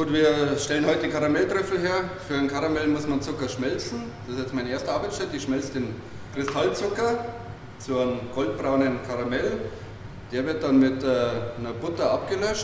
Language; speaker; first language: German; native; German